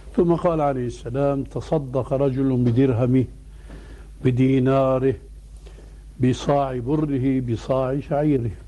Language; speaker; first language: Arabic; early bilingual, other home language; Albanian